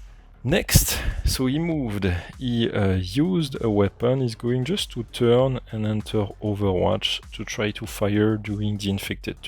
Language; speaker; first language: English; non-native, fluent; French